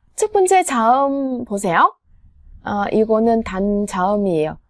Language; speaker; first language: Korean; non-native, fluent; Vietnamese